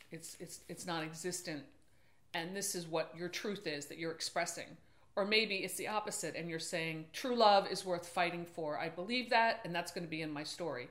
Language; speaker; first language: English; native; English